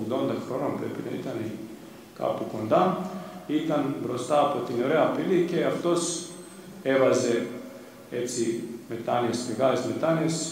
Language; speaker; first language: Greek; non-native, fluent; Serbian